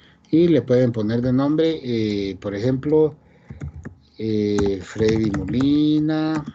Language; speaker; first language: Spanish; native; Spanish